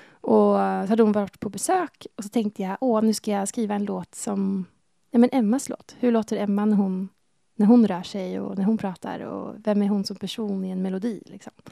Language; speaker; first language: Swedish; native; Swedish